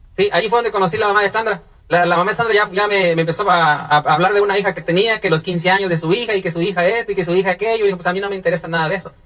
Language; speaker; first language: Spanish; native; Spanish